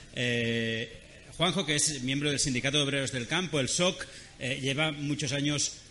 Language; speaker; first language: Spanish; non-native, local second language; Catalan